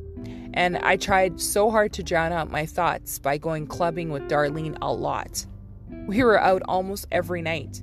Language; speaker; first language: English; native; English